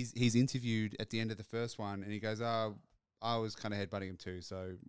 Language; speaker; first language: English; native; English